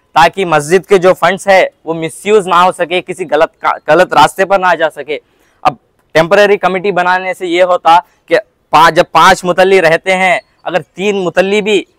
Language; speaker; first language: Hindi; non-native, local second language; Urdu